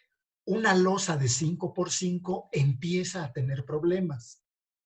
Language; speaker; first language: Spanish; native; Spanish